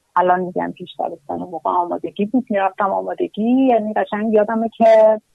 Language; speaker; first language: Persian; native; Persian